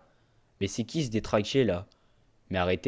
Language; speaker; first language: French; native; French